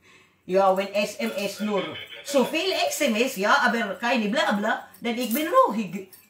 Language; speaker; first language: German; non-native, learner; Waray